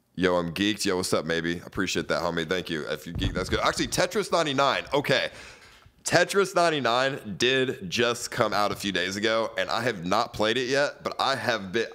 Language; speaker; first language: English; native; English